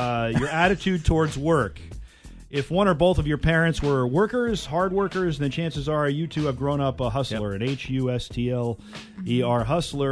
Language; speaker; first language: English; native; English